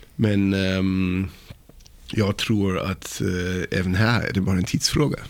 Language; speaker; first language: Swedish; non-native, fluent; German